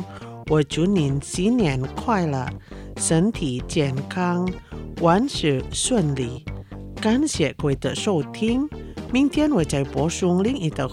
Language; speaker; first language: Chinese; non-native, local second language; Indonesian